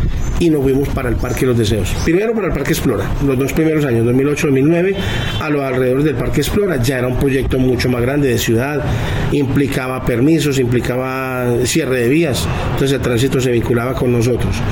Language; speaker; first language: Spanish; native; Spanish